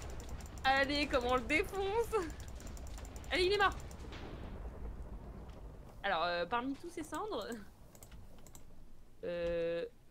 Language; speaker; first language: French; native; French